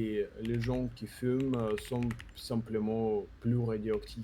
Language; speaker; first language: French; non-native, learner; Russian